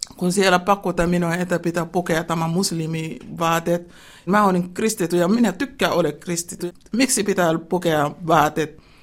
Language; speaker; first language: Finnish; non-native, learner; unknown